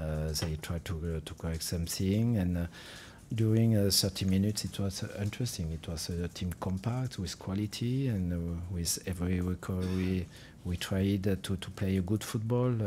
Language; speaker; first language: English; non-native, fluent; French